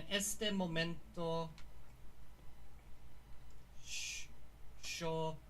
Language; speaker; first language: Spanish; non-native, learner; English